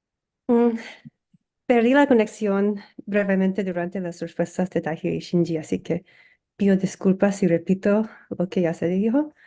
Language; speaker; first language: Spanish; early bilingual, heritage; English